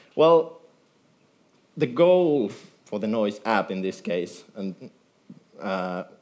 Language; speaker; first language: English; non-native, fluent; Finnish